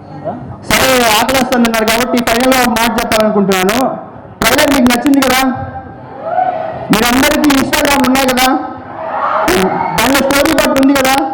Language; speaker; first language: Telugu; native; Telugu